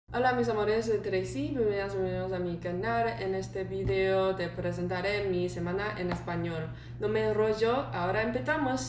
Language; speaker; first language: Spanish; non-native, learner; Chinese